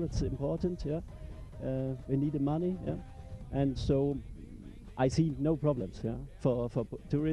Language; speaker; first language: English; non-native, learner; German